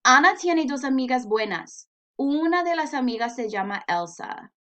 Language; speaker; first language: Spanish; non-native, fluent; English